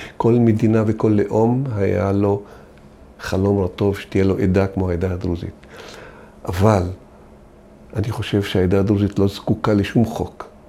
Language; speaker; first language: Hebrew; non-native, local second language; Arabic